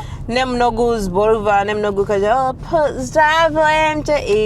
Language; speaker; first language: Macedonian; non-native, learner; English